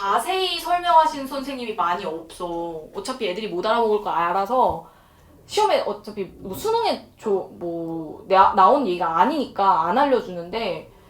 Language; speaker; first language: Korean; native; Korean